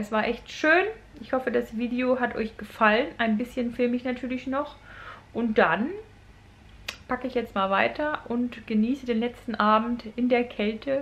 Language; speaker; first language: German; native; German